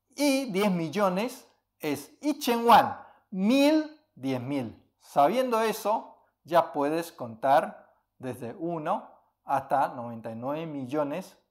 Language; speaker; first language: Spanish; early bilingual, other home language; Chinese